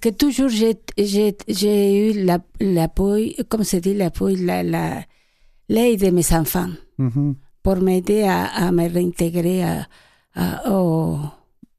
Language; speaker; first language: French; non-native, learner; Spanish